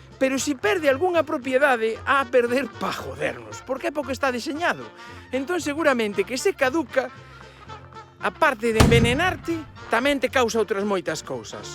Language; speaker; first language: Galician; non-native, local second language; Spanish